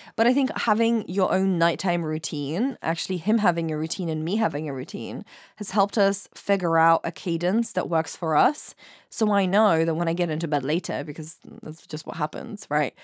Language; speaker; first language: English; native; English